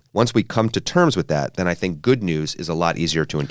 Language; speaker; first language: English; native; English